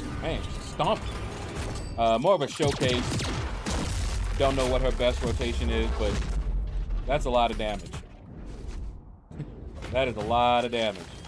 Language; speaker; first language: English; native; English